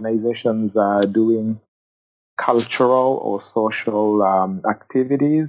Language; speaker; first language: English; non-native, local second language; Kinyarwanda